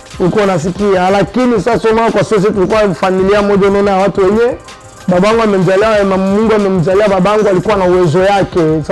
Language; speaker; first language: Swahili; non-native, local second language; French